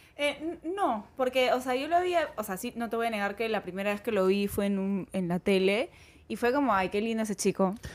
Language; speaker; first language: Spanish; native; Spanish